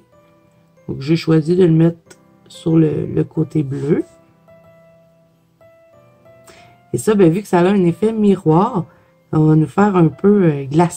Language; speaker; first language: French; native; French